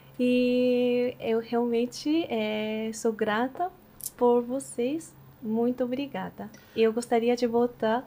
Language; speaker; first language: Portuguese; non-native, learner; Japanese